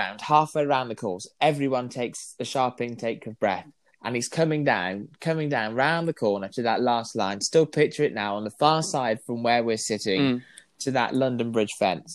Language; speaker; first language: English; native; English